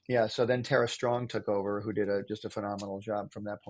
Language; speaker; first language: English; native; English